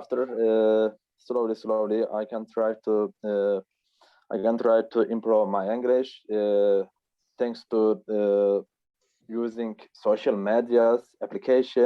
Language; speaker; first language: English; non-native, learner; Turkish